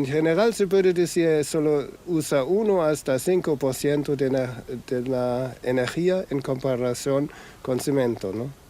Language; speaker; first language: Spanish; non-native, fluent; German